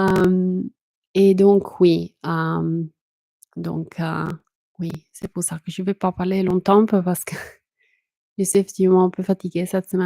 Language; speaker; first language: French; non-native, fluent; Italian